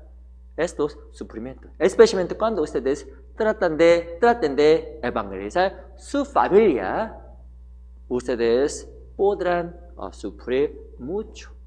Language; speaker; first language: Spanish; non-native, learner; Korean